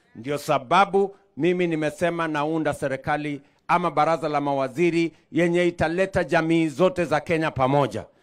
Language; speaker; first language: Swahili; non-native, local second language; Kalenjin